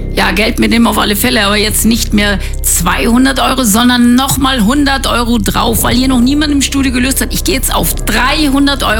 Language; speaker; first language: German; native; German